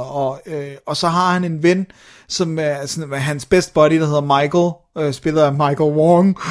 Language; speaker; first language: Danish; native; Danish